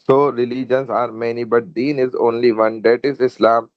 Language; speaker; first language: English; non-native, local second language; Urdu